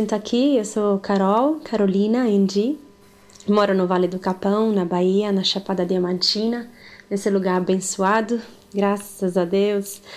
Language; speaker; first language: Portuguese; non-native, fluent; Italian